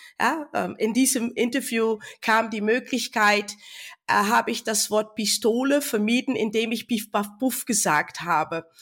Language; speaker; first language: German; non-native, fluent; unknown